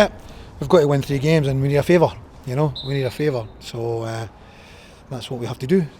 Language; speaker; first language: English; native; English